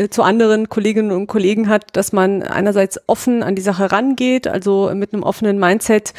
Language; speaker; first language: German; native; German